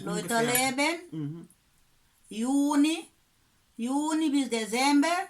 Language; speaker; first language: German; non-native, learner; Kabuverdianu